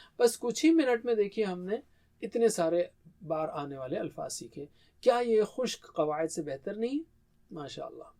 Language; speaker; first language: Urdu; native; Urdu